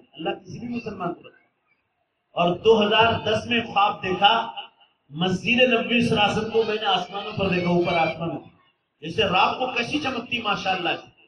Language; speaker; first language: Urdu; native; Urdu